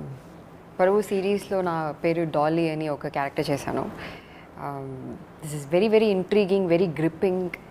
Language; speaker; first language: Telugu; non-native, fluent; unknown